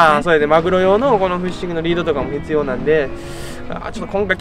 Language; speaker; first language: Japanese; native; Japanese